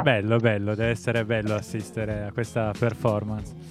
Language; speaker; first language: Italian; native; Italian